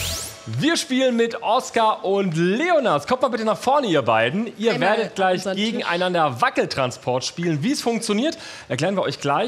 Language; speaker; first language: German; native; German